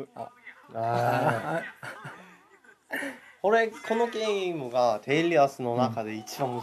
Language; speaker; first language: Japanese; non-native, learner; Korean